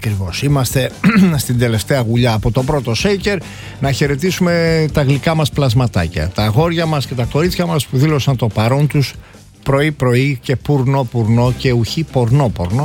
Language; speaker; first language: Greek; native; Greek